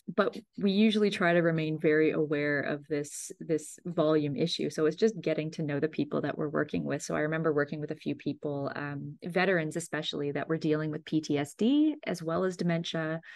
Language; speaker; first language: English; native; English